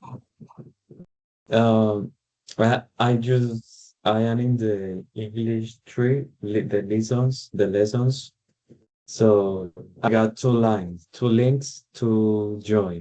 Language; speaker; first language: English; non-native, learner; Spanish